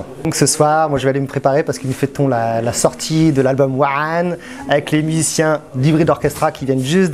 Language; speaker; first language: French; native; French